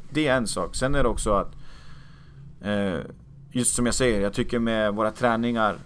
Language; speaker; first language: Swedish; native; Swedish